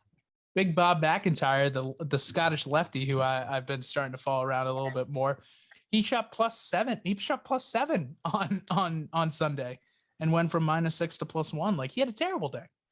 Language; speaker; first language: English; native; English